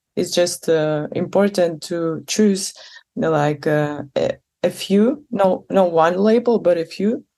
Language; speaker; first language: English; non-native, fluent; Russian